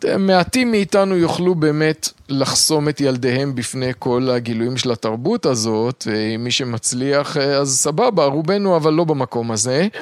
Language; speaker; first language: Hebrew; native; Hebrew